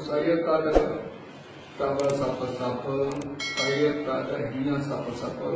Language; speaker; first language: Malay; non-native, learner; Bangla